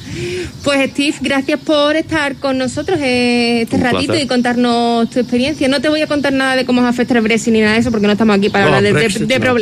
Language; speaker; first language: Spanish; native; Spanish